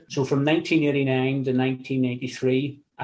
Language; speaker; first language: English; native; English